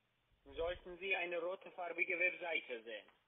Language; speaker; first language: German; non-native, learner; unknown